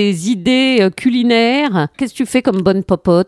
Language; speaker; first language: French; native; French